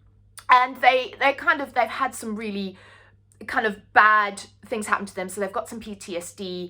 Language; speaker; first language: English; native; English